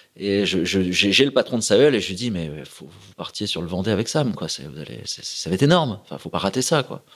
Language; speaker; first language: French; native; French